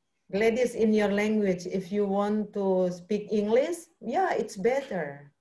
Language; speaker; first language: English; non-native, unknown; Indonesian